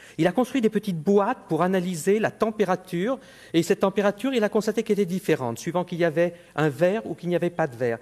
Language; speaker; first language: French; native; French